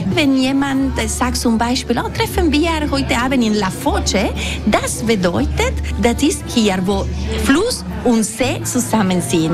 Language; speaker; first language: German; non-native, learner; Italian